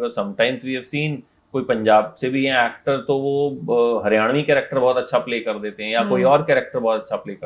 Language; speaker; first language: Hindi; native; Hindi